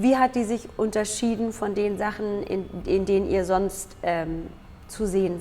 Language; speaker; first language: German; native; German